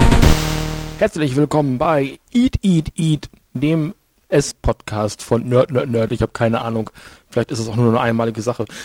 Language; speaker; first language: German; native; German